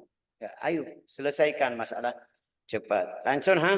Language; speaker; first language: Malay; non-native, fluent; Arabic